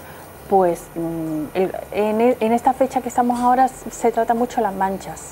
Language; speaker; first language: Spanish; native; Spanish